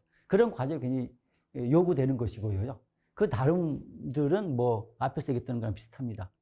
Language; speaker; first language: Korean; native; Korean